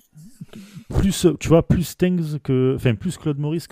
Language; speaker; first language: French; native; French